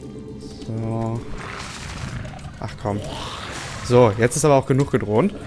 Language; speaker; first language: German; native; German